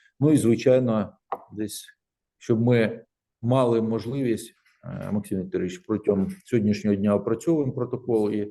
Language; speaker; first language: Ukrainian; native; Ukrainian